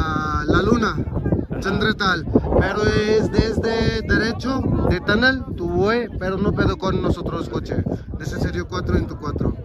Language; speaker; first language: Spanish; non-native, learner; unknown